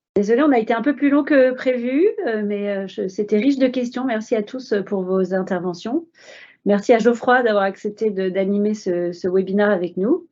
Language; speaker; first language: French; native; French